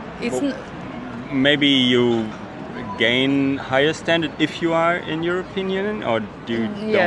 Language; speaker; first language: English; non-native, fluent; German